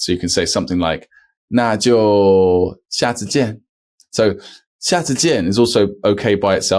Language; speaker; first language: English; native; English